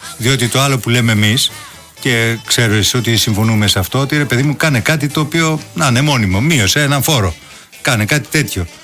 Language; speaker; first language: Greek; native; Greek